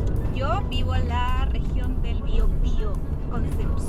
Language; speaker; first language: Spanish; native; Spanish